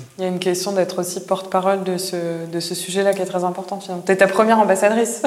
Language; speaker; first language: French; native; French